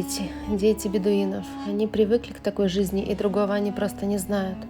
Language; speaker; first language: Russian; native; Russian